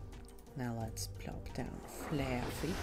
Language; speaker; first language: English; native; English